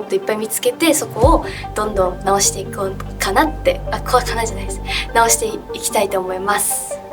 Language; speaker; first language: Japanese; native; Japanese